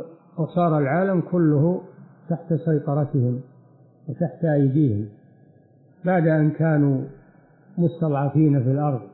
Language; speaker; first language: Arabic; native; Arabic